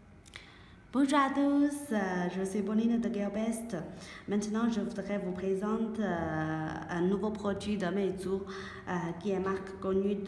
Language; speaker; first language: French; non-native, learner; Chinese